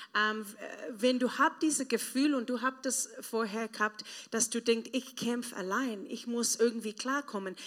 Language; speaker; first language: German; non-native, learner; English